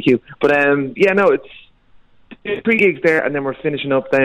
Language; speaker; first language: English; native; English